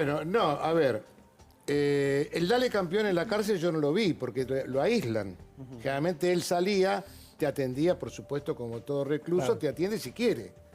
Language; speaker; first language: Spanish; native; Spanish